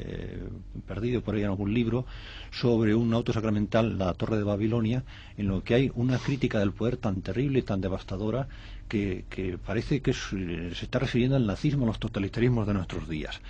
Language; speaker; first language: Spanish; native; Spanish